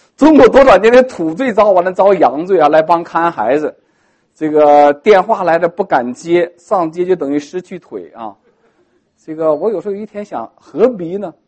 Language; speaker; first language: Chinese; native; Chinese